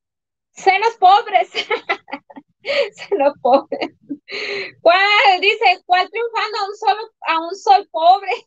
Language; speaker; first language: Spanish; native; Spanish